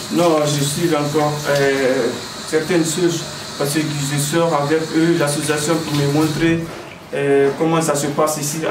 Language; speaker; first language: French; non-native, learner; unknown